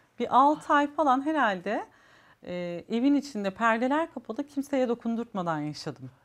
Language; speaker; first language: Turkish; native; Turkish